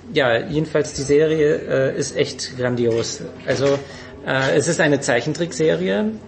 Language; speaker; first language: German; non-native, fluent; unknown